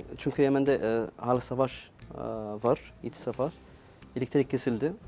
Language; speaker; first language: Turkish; non-native, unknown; Arabic